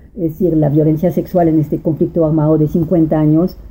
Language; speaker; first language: Spanish; non-native, fluent; French